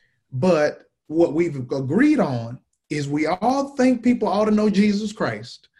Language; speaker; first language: English; native; English